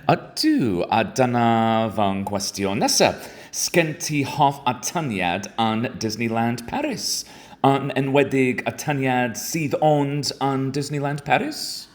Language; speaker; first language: Welsh; non-native, learner; English